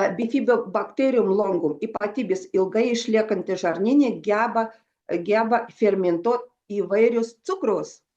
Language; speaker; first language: Lithuanian; non-native, local second language; Russian